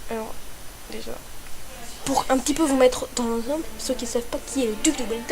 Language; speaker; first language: French; native; French